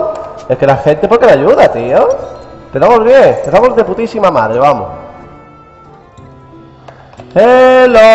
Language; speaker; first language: Spanish; native; Spanish